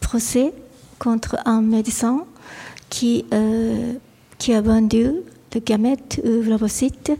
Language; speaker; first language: French; non-native, fluent; Japanese